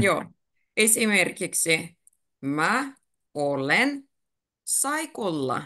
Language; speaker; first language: Finnish; native; Finnish